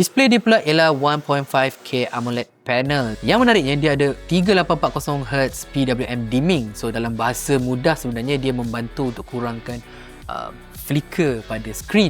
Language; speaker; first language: Malay; native; Malay